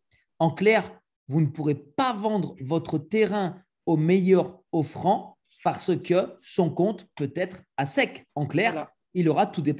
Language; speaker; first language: French; native; French